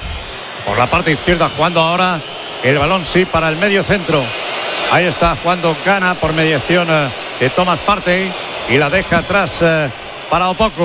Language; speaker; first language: Spanish; native; Spanish